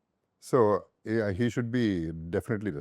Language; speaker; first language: Telugu; native; Telugu